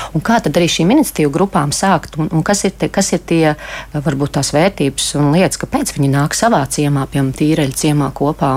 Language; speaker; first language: Latvian; native; Latvian